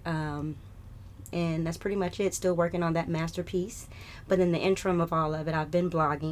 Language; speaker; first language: English; native; English